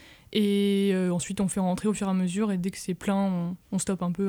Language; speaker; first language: French; native; French